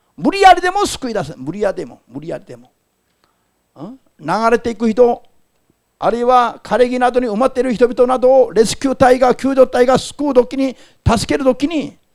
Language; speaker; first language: Japanese; non-native, fluent; Korean